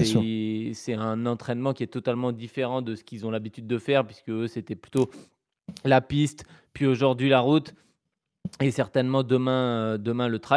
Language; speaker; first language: French; native; French